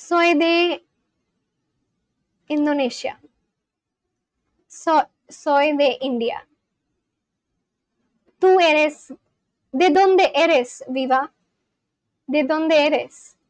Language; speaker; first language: Spanish; non-native, learner; English